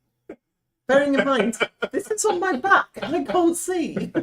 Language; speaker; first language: English; native; English